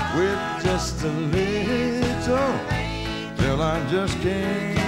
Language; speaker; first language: English; native; English